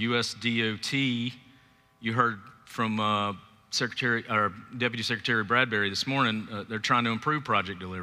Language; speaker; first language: English; native; English